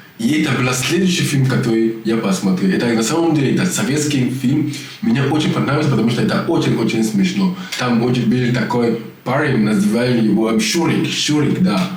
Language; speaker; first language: Russian; non-native, learner; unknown